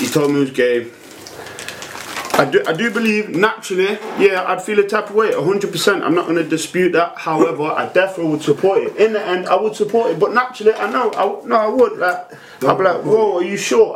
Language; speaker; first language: English; native; English